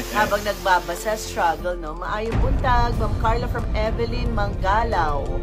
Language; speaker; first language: Filipino; non-native, local second language; Cebuano